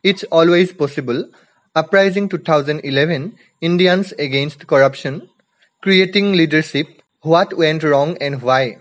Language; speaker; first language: English; non-native, local second language; Assamese